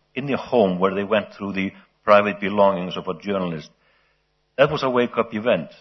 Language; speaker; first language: English; non-native, fluent; Icelandic